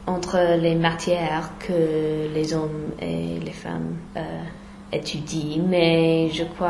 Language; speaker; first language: French; non-native, fluent; English